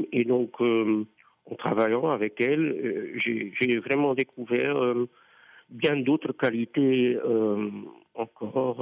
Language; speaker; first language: French; non-native, fluent; Dutch